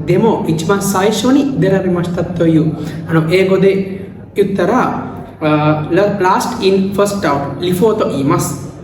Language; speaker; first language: Japanese; non-native, learner; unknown